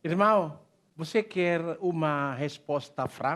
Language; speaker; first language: Portuguese; non-native, learner; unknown